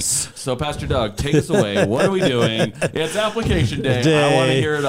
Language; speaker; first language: English; native; English